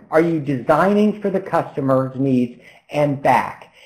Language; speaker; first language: English; native; English